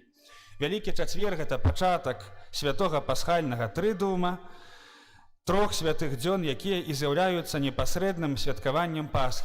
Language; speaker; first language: Belarusian; native; Belarusian